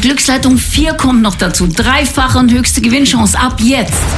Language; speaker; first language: German; native; German